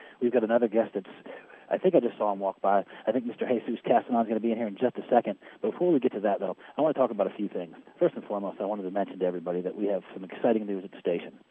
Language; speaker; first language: English; native; English